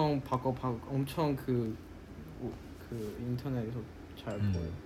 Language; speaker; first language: Korean; non-native, fluent; Chinese